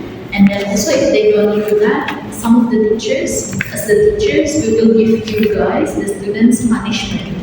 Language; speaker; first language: English; non-native, fluent; Indonesian